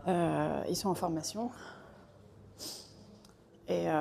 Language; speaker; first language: French; early bilingual, other home language; Portuguese